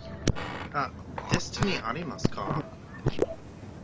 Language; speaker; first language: Japanese; non-native, learner; English